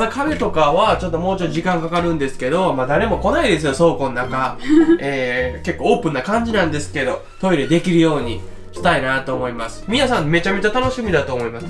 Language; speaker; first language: Japanese; native; Japanese